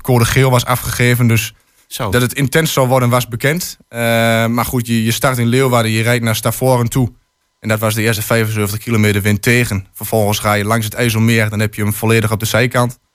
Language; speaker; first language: Dutch; native; Dutch